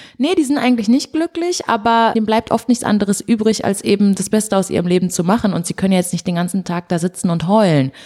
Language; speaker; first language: German; early bilingual, other home language; Portuguese